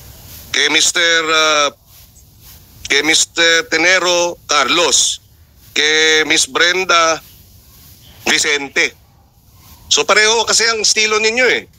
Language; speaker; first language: Filipino; native; Filipino